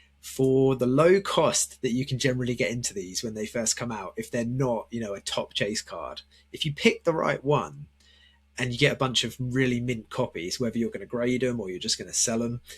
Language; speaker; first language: English; native; English